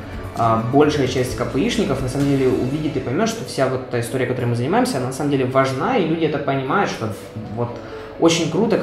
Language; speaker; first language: Russian; non-native, local second language; Ukrainian